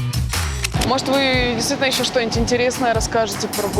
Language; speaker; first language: Russian; native; Russian